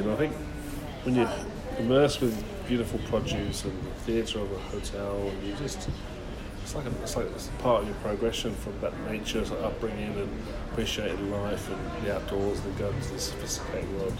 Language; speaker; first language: English; native; English